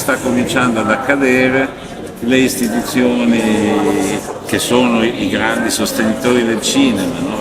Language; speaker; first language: Italian; native; Italian